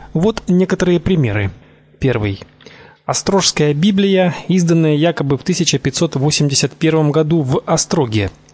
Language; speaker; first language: Russian; native; Russian